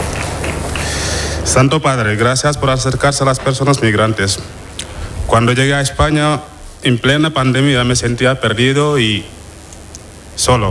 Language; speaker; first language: Spanish; non-native, fluent; Wolof